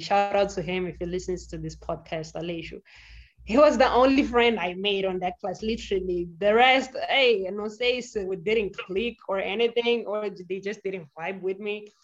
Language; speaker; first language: English; non-native, fluent; Portuguese